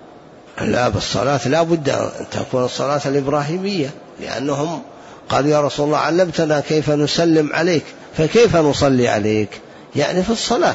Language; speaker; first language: Arabic; native; Arabic